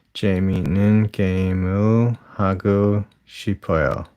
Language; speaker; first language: Korean; non-native, learner; English